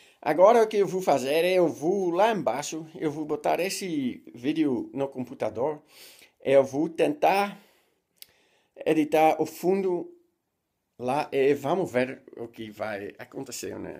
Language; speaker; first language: Portuguese; non-native, learner; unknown